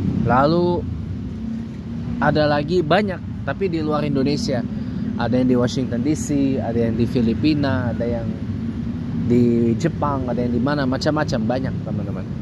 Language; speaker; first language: Indonesian; native; Indonesian